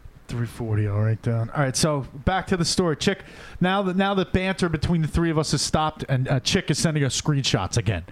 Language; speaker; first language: English; native; English